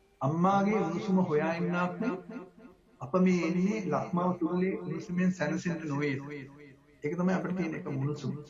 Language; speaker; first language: Sinhala; native; Sinhala